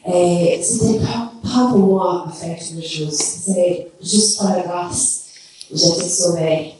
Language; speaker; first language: French; non-native, learner; English